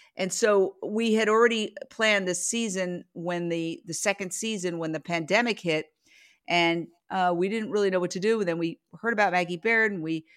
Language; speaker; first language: English; native; English